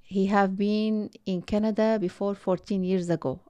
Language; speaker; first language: English; non-native, learner; Arabic